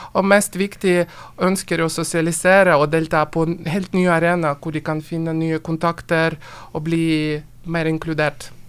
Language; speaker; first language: Norwegian; non-native, fluent; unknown